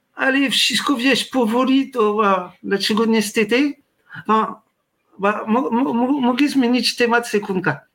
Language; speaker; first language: Polish; non-native, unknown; French